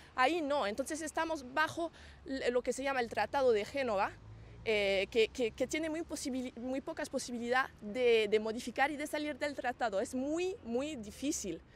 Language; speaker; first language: Spanish; non-native, fluent; French